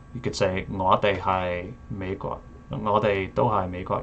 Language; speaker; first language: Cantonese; non-native, learner; English